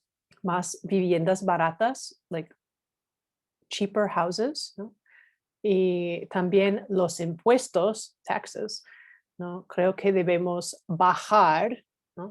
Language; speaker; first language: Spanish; non-native, fluent; English